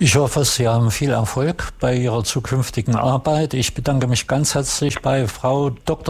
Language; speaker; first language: German; native; German